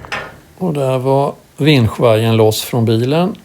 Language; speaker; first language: Swedish; native; Swedish